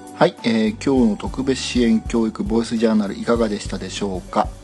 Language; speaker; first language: Japanese; native; Japanese